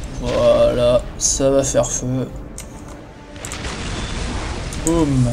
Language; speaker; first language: French; native; French